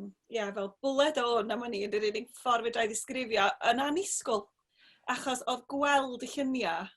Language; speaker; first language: Welsh; native; Welsh